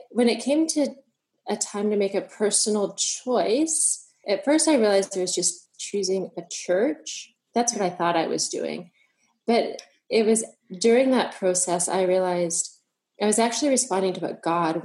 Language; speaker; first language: English; native; English